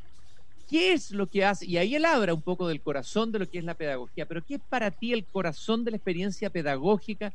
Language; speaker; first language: Spanish; native; Spanish